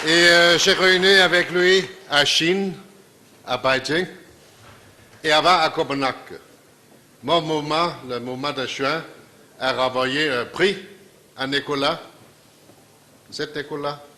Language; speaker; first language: French; non-native, fluent; Danish